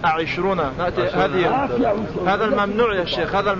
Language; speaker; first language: Arabic; native; Arabic